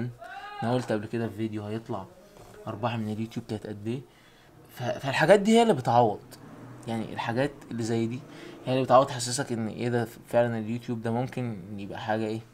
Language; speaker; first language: Arabic; native; Arabic